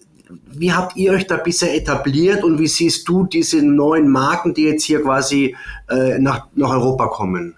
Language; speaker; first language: German; native; German